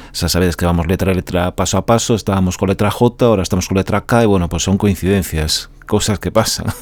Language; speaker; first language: Spanish; non-native, local second language; Galician